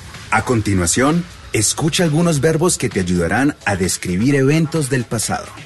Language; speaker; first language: Spanish; native; Spanish